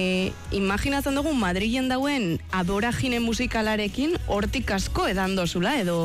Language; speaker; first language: Basque; native; Basque